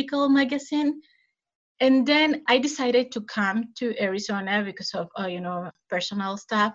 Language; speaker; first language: English; non-native, fluent; Spanish